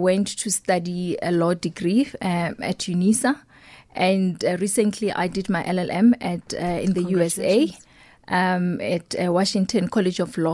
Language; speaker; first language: English; non-native, local second language; Northern Sotho